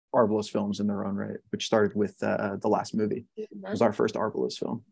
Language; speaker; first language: English; native; English